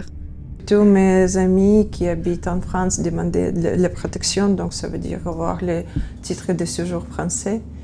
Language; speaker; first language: French; non-native, learner; Ukrainian